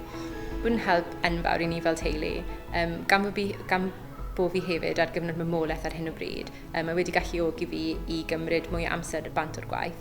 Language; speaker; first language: Welsh; native; Welsh